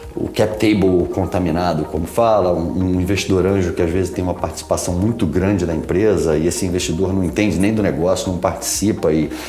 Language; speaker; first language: Portuguese; native; Portuguese